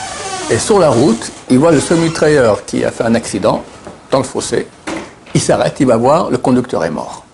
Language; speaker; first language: French; native; French